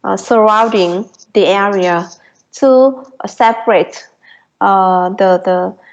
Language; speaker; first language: English; non-native, fluent; Vietnamese